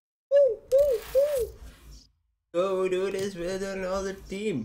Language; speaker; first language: English; non-native, learner; Dutch